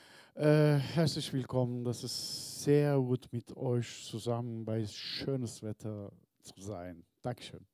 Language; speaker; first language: German; non-native, learner; Turkish